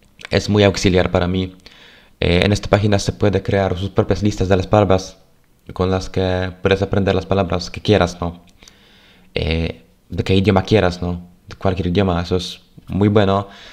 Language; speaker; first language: Spanish; non-native, fluent; Polish